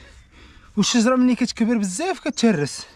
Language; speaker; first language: Arabic; native; Arabic